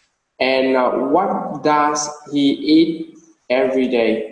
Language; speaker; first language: English; non-native, learner; Vietnamese